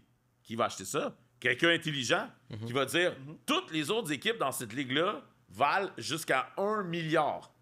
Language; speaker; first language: French; native; French